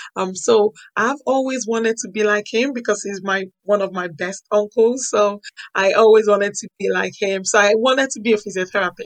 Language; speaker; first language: English; non-native, local second language; Yoruba